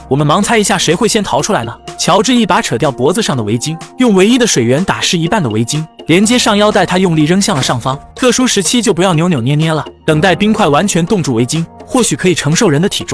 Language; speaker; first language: Chinese; native; Chinese